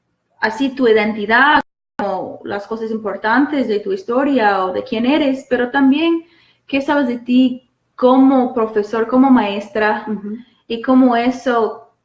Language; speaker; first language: Spanish; non-native, fluent; English